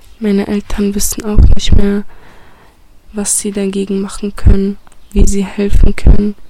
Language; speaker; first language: German; early bilingual, other home language; Romany